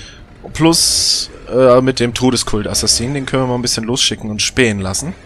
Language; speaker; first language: German; native; German